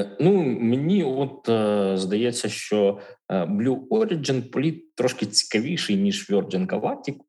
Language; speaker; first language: Ukrainian; native; Ukrainian